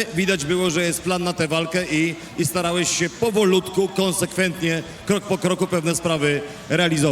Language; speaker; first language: Polish; native; Polish